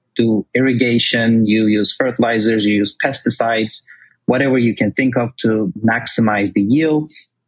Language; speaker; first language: English; non-native, fluent; Turkish